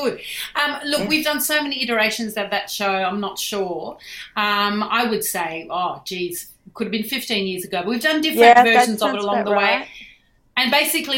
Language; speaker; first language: English; native; English